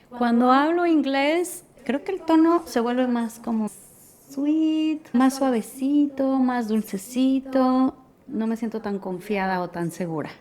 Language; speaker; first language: Spanish; native; Spanish